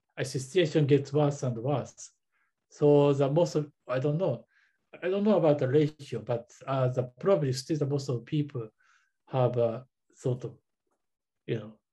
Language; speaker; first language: English; non-native, fluent; Japanese